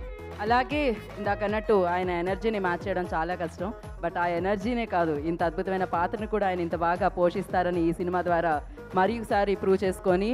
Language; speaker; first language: Telugu; native; Telugu